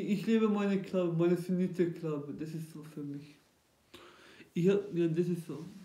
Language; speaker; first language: German; non-native, local second language; Turkish